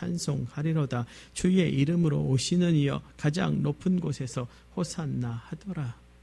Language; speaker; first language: Korean; native; Korean